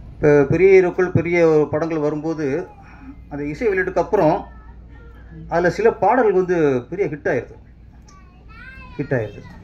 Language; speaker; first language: Tamil; native; Tamil